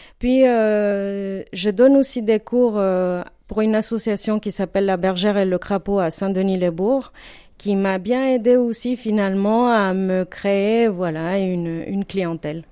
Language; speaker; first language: French; non-native, fluent; Spanish